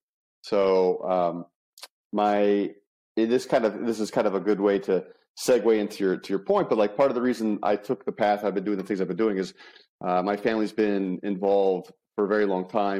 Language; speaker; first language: English; native; English